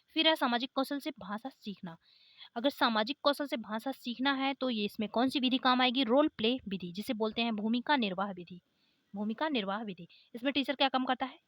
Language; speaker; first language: Hindi; native; Hindi